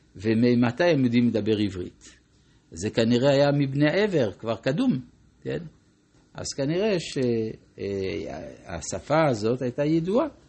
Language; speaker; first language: Hebrew; non-native, fluent; French